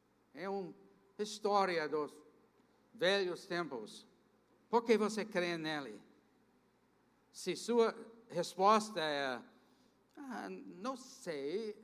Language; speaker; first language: Portuguese; non-native, fluent; English